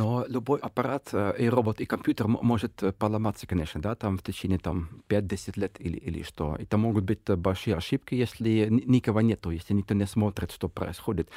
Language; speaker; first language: Russian; non-native, fluent; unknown